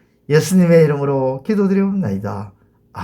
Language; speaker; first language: Korean; native; Korean